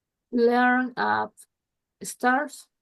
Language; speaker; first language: English; non-native, learner; Spanish